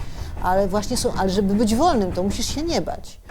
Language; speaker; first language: Polish; native; Polish